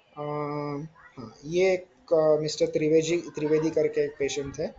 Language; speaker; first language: Hindi; non-native, local second language; Marathi